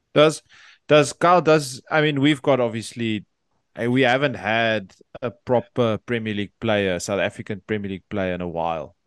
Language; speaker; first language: English; non-native, local second language; Afrikaans